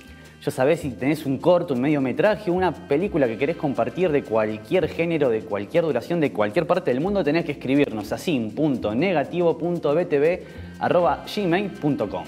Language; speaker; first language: Spanish; native; Spanish